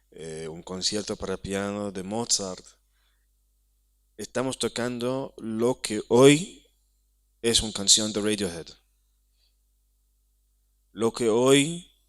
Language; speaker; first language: Spanish; non-native, fluent; Hebrew